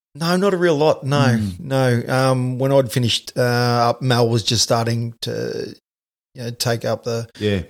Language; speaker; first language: English; native; English